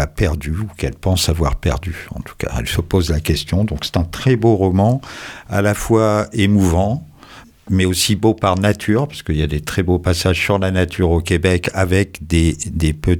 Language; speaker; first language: French; native; French